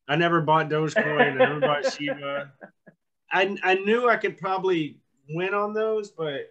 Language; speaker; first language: English; native; English